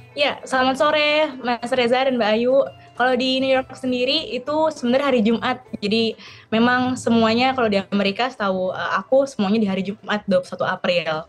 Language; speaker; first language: Indonesian; native; Indonesian